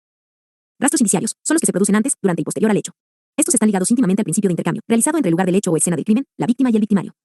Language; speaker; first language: Spanish; native; Spanish